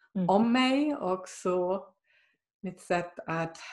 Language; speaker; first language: Swedish; non-native, fluent; German